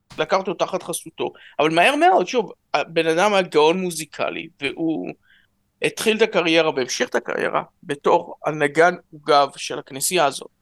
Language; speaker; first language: Hebrew; early bilingual, other home language; Russian